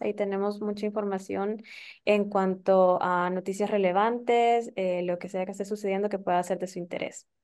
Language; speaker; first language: Spanish; native; Spanish